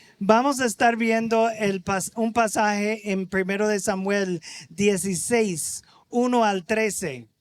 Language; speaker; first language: Spanish; non-native, fluent; English